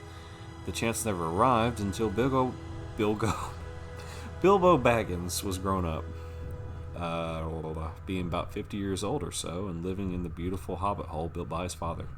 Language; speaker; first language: English; native; English